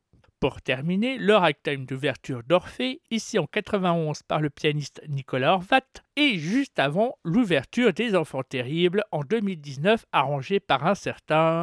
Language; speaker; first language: French; native; French